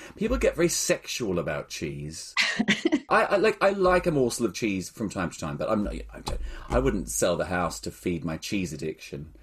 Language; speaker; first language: English; native; English